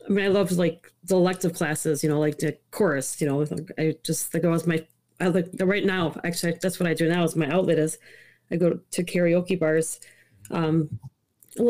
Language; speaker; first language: English; early bilingual, other home language; Italian